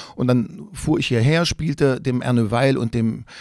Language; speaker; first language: German; native; German